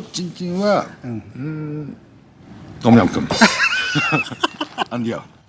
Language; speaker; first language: Thai; non-native, learner; Japanese